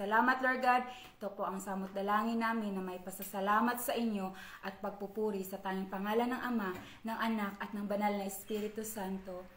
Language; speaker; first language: Filipino; non-native, local second language; Cebuano